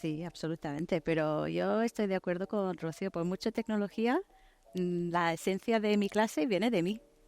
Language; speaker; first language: Spanish; non-native, fluent; English